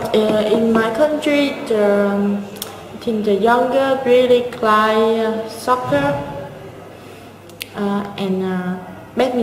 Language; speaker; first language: English; non-native, learner; Vietnamese